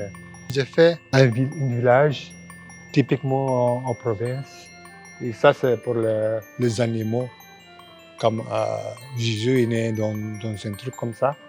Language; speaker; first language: French; non-native, fluent; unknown